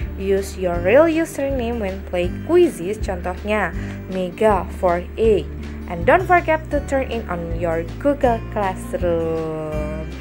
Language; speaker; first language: English; non-native, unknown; Indonesian